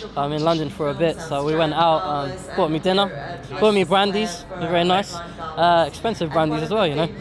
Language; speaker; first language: English; native; English